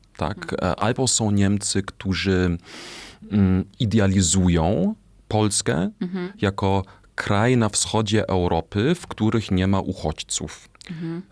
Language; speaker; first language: Polish; non-native, fluent; German